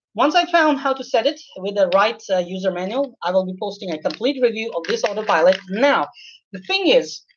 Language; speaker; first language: English; non-native, local second language; Urdu